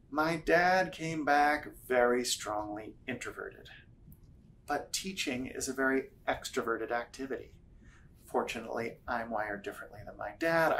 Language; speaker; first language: English; native; English